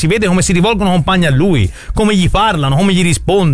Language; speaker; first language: Italian; native; Italian